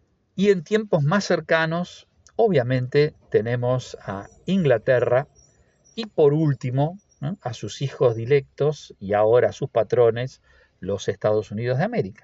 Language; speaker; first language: Spanish; native; Spanish